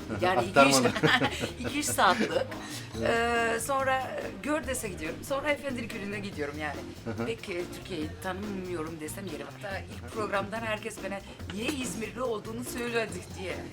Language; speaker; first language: Turkish; early bilingual, heritage; Turkish